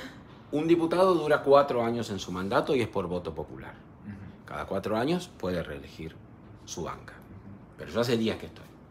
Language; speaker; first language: Spanish; native; Spanish